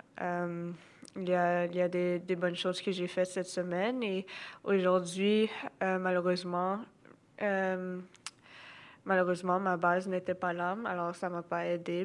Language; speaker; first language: French; non-native, local second language; English